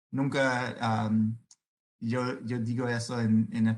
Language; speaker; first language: Spanish; non-native, learner; English